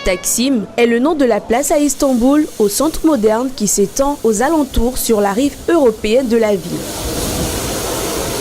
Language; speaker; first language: French; native; French